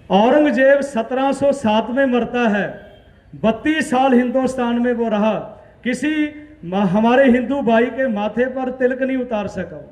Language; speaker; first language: Hindi; non-native, local second language; Punjabi